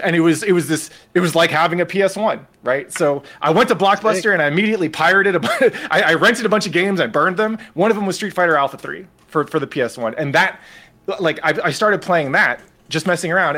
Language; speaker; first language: English; native; English